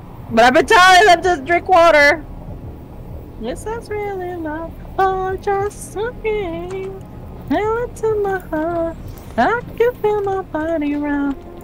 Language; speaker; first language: English; early bilingual, other home language; Spanish